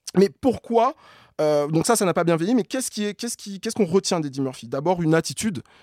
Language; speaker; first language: French; native; French